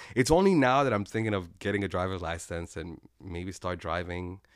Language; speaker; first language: English; non-native, local second language; Kinyarwanda